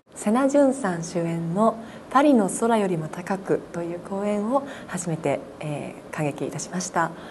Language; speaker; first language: Japanese; native; Japanese